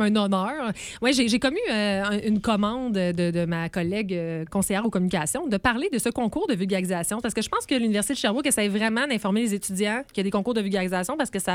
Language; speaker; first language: French; native; French